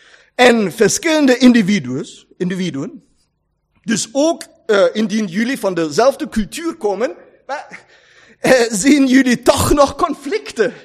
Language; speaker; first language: Dutch; non-native, learner; German